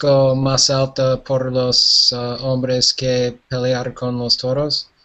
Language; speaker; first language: Spanish; non-native, learner; English